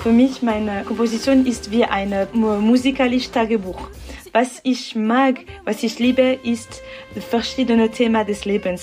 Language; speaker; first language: German; non-native, learner; French